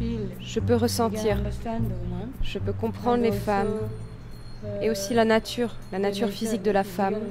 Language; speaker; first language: French; non-native, fluent; Malayalam